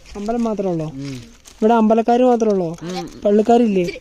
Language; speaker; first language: Malayalam; native; Malayalam